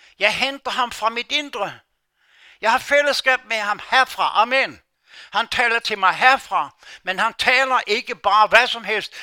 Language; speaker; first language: Danish; non-native, fluent; Norwegian